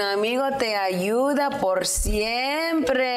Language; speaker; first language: Spanish; early bilingual, other home language; English